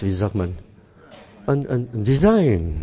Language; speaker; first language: German; non-native, fluent; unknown